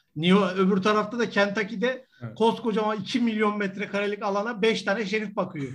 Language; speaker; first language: Turkish; native; Turkish